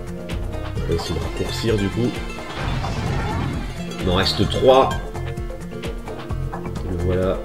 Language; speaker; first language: French; native; French